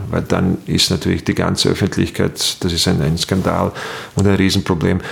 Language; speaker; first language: German; non-native, fluent; Bosnian